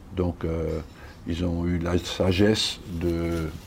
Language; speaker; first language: French; native; French